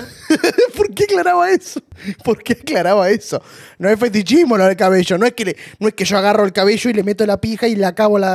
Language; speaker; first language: Spanish; native; Spanish